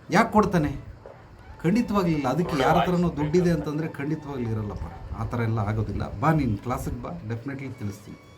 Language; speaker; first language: Kannada; native; Kannada